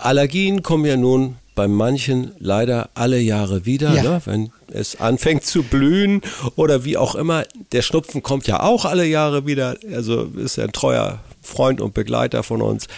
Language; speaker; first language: German; native; German